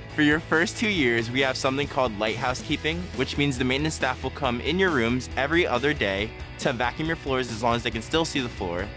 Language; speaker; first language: English; native; English